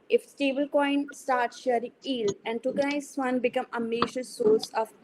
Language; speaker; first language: English; non-native, fluent; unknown